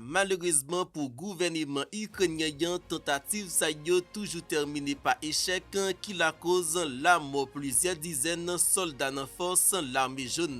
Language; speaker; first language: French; non-native, local second language; Haitian Creole